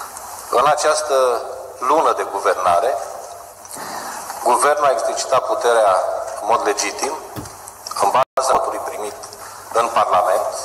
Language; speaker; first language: Romanian; native; Romanian